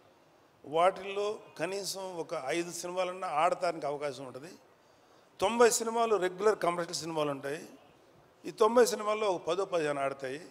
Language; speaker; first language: Telugu; native; Telugu